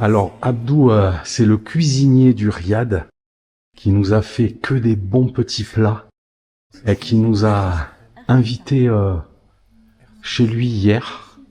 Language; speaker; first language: French; native; French